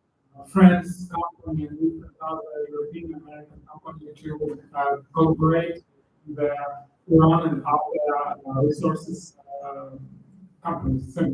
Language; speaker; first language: English; non-native, learner; Russian